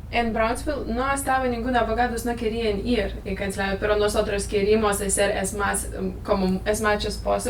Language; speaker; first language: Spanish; non-native, learner; Lithuanian